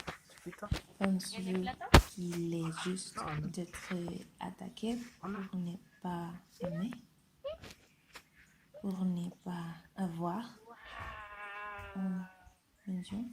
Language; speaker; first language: French; non-native, learner; Spanish